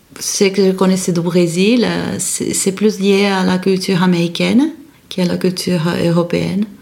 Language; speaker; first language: French; non-native, fluent; Portuguese